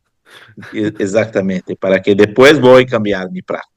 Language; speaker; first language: Spanish; non-native, fluent; Portuguese